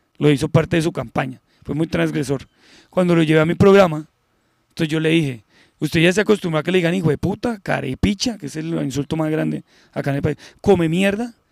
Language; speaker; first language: Spanish; native; Spanish